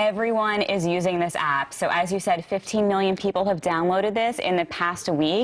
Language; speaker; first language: English; native; English